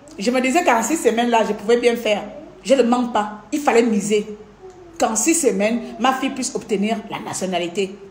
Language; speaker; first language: French; non-native, local second language; Fang